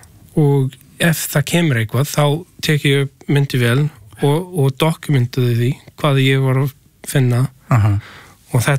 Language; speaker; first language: Icelandic; non-native, learner; English